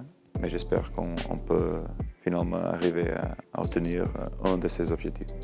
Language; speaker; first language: French; non-native, learner; Portuguese